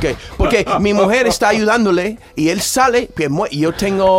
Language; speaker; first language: Spanish; non-native, fluent; English